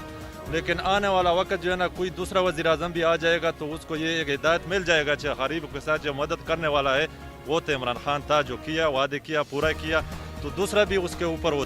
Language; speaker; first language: Hindi; non-native, local second language; Pashto